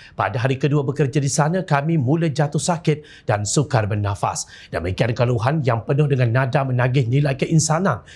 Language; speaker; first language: Malay; native; Malay